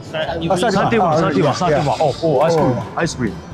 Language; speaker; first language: English; non-native, learner; Japanese